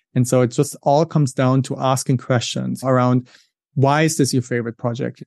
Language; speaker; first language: English; non-native, fluent; German